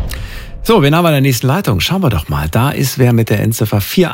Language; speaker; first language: German; native; German